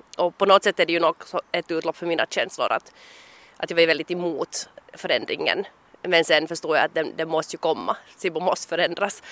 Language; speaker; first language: Swedish; native; Swedish